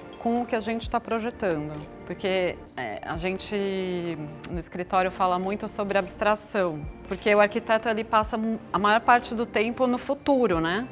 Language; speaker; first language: Portuguese; native; Portuguese